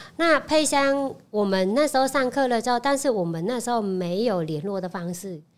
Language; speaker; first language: Chinese; non-native, fluent; Khmer